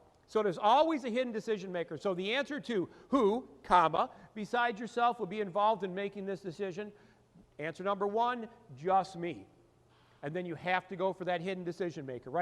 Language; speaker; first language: English; native; English